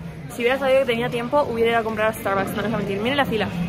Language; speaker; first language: Spanish; native; Spanish